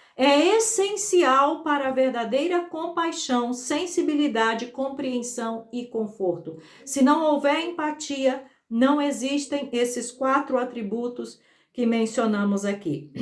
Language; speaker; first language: Portuguese; native; Portuguese